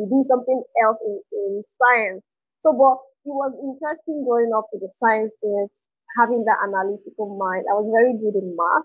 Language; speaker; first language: English; non-native, local second language; Igbo